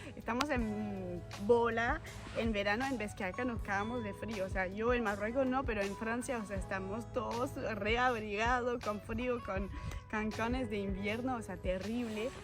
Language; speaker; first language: Spanish; non-native, fluent; French